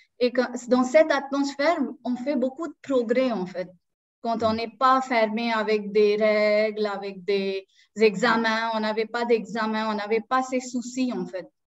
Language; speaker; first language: French; non-native, local second language; Marathi